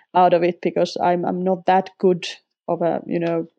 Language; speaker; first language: English; non-native, fluent; Finnish